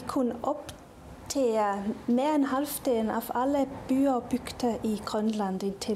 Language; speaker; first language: Danish; non-native, local second language; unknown